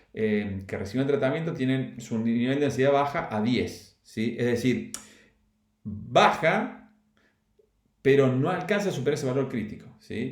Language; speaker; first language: Spanish; native; Spanish